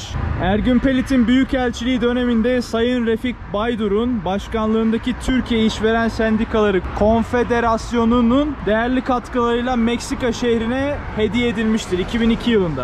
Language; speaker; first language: Turkish; native; Turkish